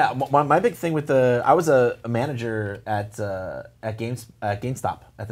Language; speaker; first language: English; native; English